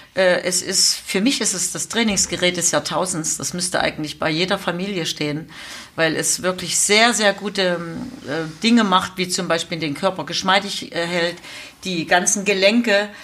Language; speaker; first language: German; native; German